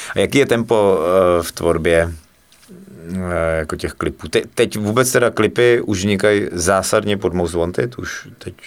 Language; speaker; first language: Czech; native; Czech